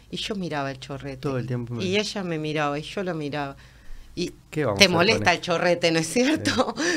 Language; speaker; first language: Spanish; native; Spanish